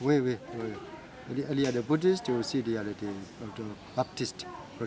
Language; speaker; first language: French; non-native, fluent; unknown